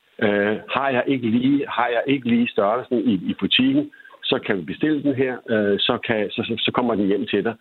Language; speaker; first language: Danish; native; Danish